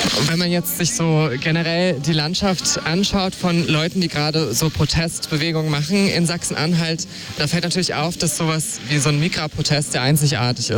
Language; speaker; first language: German; native; German